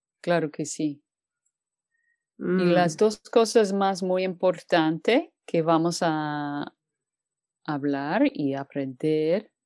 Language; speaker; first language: Spanish; non-native, fluent; English